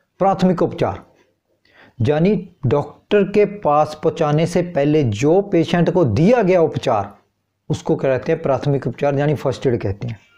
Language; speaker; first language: Hindi; non-native, local second language; Punjabi